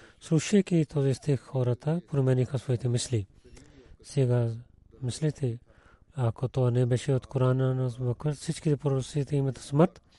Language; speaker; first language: Bulgarian; non-native, learner; Urdu